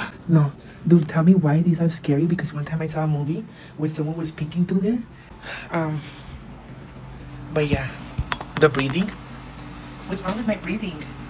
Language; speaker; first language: English; early bilingual, other home language; Spanish